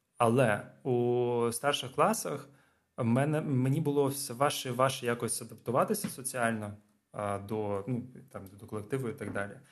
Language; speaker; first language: Ukrainian; non-native, local second language; Russian